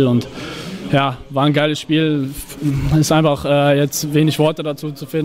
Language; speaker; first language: German; native; German